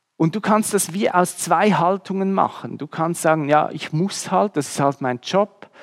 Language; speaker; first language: German; native; German